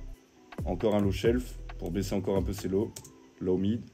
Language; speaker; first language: French; native; French